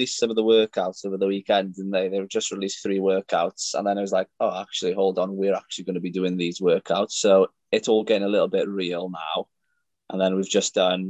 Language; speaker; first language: English; native; English